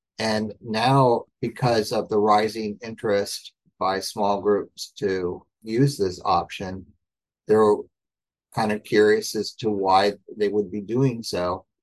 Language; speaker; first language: English; native; English